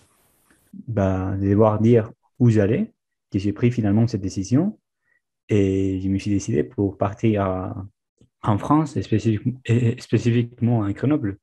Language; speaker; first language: French; non-native, fluent; Spanish